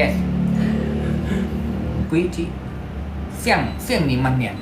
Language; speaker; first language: Chinese; non-native, learner; Thai